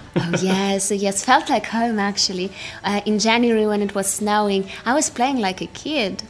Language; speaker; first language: English; non-native, fluent; Russian